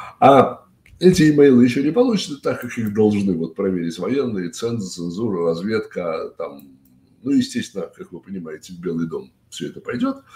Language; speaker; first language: Russian; native; Russian